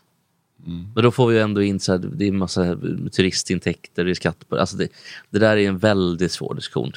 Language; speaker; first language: Swedish; native; Swedish